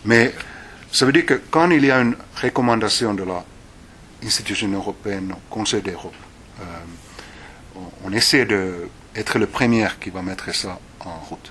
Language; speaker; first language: French; non-native, fluent; Finnish